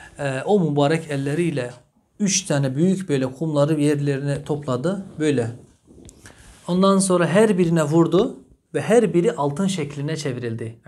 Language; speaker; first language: Turkish; early bilingual, heritage; Turkish